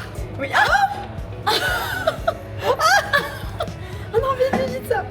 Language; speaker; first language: French; native; French